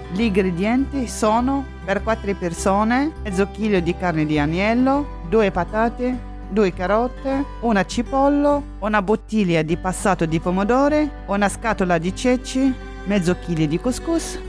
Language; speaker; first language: Italian; non-native, local second language; Arabic